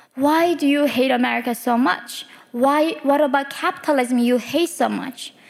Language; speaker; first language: English; early bilingual, other home language; Korean